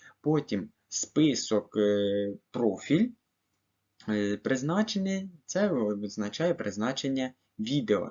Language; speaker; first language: Ukrainian; native; Ukrainian